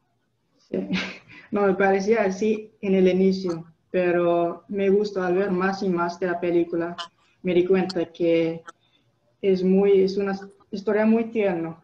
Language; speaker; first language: Spanish; non-native, fluent; English